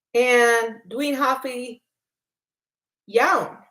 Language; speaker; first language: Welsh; non-native, learner; English